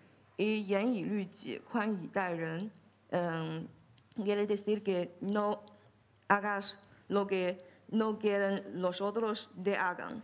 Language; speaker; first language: Spanish; non-native, fluent; Chinese